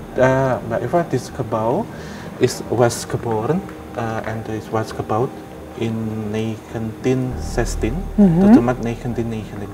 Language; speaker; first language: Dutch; non-native, learner; Indonesian